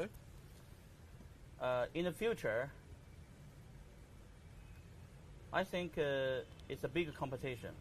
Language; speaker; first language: English; non-native, learner; Chinese